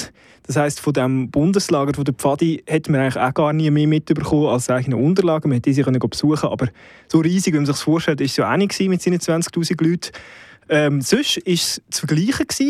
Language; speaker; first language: German; native; German